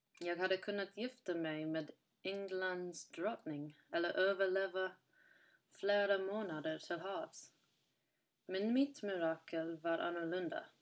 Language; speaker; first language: Swedish; non-native, learner; English